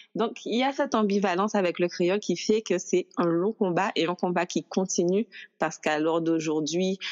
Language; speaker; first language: French; native; French